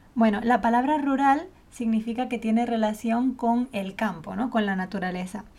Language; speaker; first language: Spanish; native; Spanish